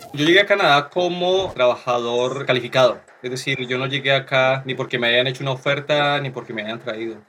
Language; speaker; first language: Spanish; native; Spanish